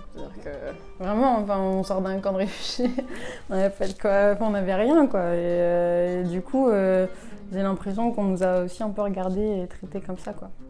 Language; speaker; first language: French; early bilingual, other home language; Arabic